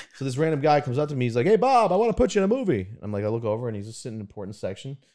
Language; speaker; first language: English; native; English